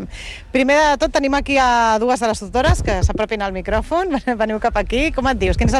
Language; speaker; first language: Catalan; native; Catalan